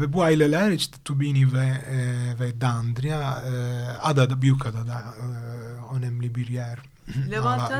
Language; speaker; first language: Turkish; non-native, fluent; Italian